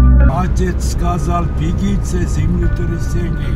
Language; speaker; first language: Russian; non-native, local second language; Armenian